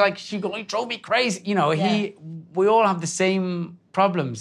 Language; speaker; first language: English; native; English